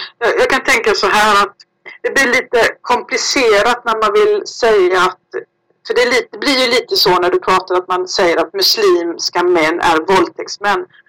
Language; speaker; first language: Swedish; native; Swedish